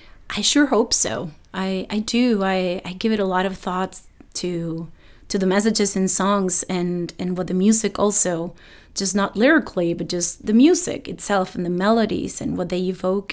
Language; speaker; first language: English; non-native, fluent; Spanish